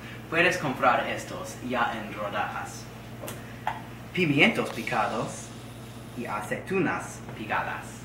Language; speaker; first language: Spanish; non-native, learner; English